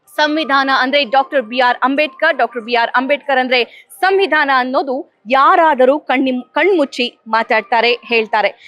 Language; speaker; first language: Kannada; native; Kannada